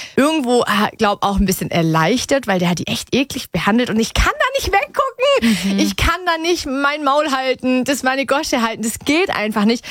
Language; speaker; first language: German; native; German